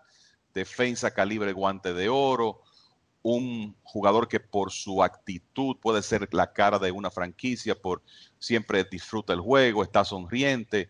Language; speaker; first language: Spanish; native; Spanish